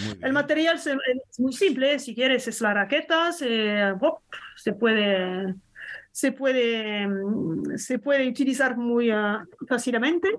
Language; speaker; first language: Spanish; non-native, learner; French